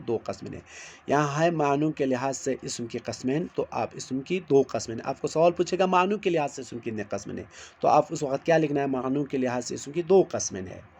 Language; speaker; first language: Urdu; non-native, local second language; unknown